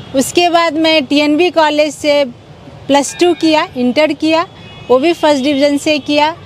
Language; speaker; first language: Hindi; native; Hindi